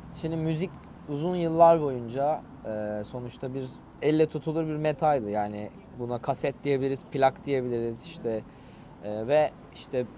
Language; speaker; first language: Turkish; native; Turkish